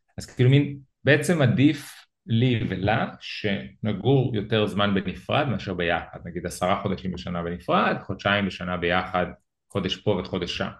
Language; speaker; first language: Hebrew; early bilingual, other home language; Russian